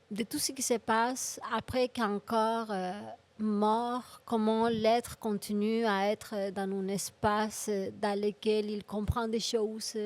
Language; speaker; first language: French; non-native, fluent; Spanish